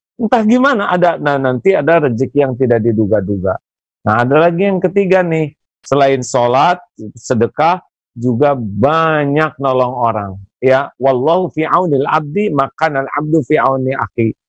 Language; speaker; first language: Indonesian; non-native, local second language; Sundanese